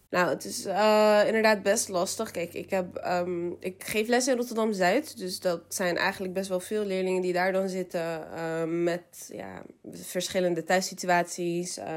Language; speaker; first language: Dutch; early bilingual, other home language; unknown